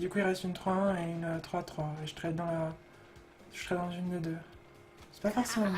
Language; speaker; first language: French; native; French